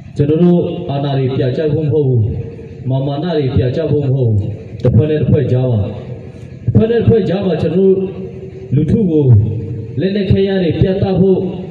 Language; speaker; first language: Burmese; non-native, local second language; Western Kayah